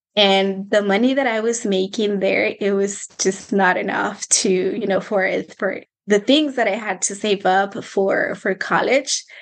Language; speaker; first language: English; non-native, fluent; Spanish